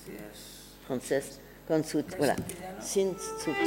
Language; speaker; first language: Spanish; non-native, learner; French